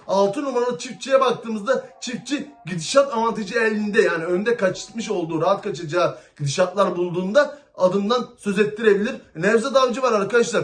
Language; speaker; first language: Turkish; native; Turkish